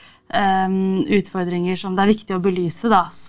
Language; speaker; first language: Norwegian; native; Norwegian